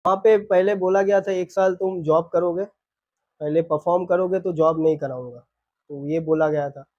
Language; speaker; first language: Hindi; non-native, local second language; Bangla